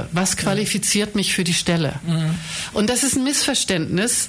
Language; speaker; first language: German; native; German